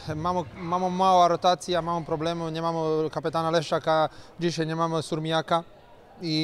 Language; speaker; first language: Polish; non-native, learner; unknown